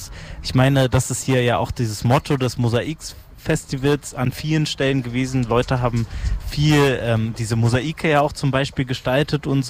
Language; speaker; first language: German; native; German